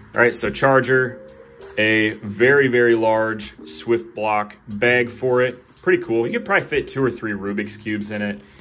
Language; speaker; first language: English; native; English